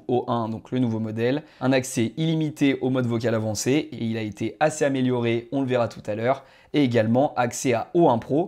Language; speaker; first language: French; native; French